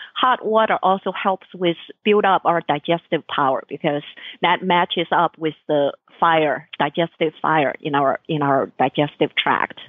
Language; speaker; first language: English; non-native, fluent; Chinese